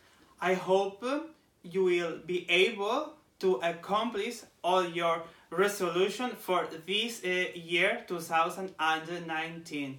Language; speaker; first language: English; non-native, fluent; Portuguese